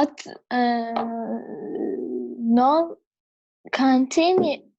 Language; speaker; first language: English; non-native, learner; Turkish